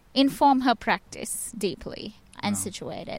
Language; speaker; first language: English; non-native, local second language; Tamil